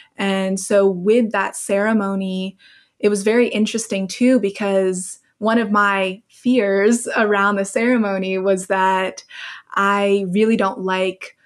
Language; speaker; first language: English; native; English